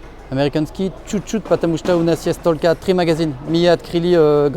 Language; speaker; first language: Russian; non-native, learner; French